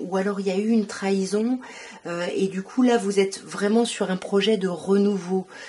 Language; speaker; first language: French; native; French